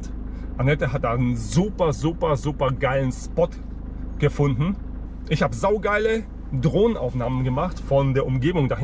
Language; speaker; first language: German; native; German